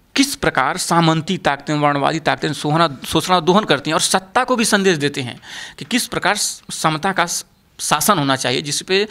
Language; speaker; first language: Hindi; native; Hindi